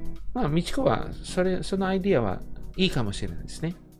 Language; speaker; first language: Japanese; non-native, fluent; English